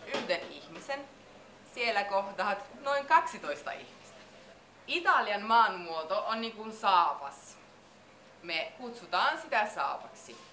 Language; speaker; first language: Finnish; non-native, fluent; Italian